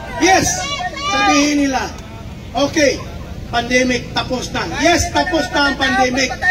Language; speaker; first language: Filipino; non-native, local second language; Cebuano